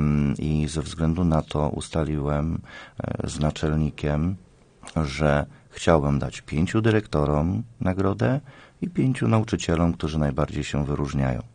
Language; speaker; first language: Polish; native; Polish